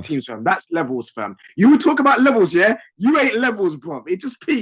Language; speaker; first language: English; native; English